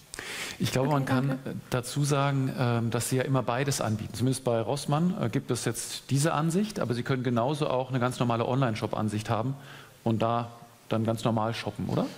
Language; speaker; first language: German; native; German